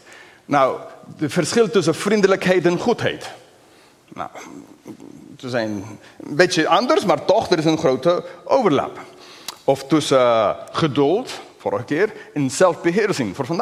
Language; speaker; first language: Dutch; non-native, fluent; English